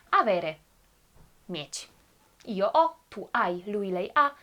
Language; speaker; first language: Italian; non-native, fluent; Polish